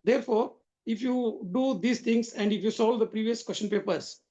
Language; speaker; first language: English; non-native, local second language; Kannada